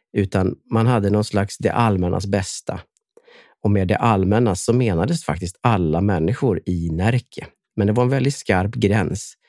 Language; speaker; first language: Swedish; native; Swedish